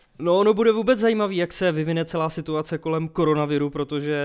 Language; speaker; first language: Czech; native; Czech